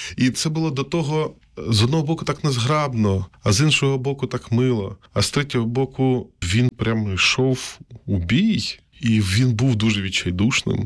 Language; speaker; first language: Ukrainian; non-native, local second language; Russian